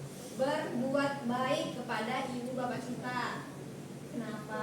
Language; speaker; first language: Indonesian; native; Indonesian